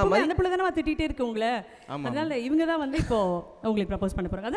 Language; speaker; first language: Tamil; native; Tamil